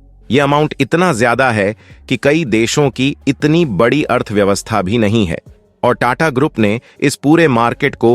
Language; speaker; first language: Hindi; native; Hindi